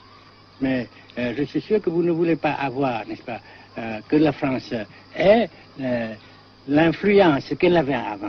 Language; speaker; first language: French; non-native, fluent; Vietnamese